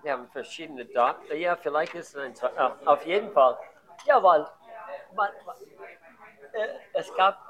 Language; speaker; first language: German; non-native, learner; English